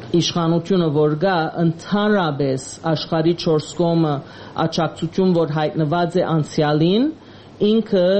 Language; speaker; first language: Armenian; native; Armenian